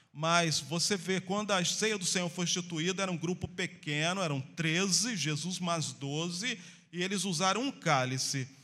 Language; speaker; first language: Portuguese; native; Portuguese